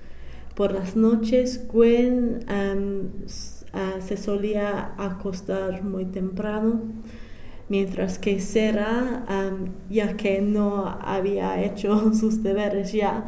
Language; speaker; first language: Spanish; non-native, fluent; English